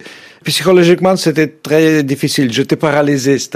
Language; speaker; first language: French; non-native, fluent; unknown